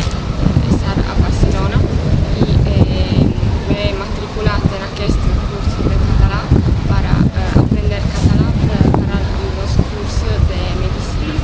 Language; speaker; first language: Catalan; non-native, learner; Italian